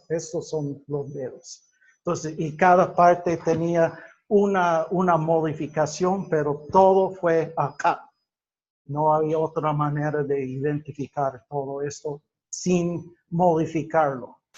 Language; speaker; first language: Spanish; non-native, fluent; English